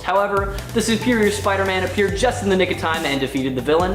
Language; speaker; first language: English; native; English